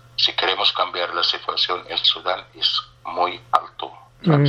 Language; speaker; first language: Spanish; non-native, fluent; Arabic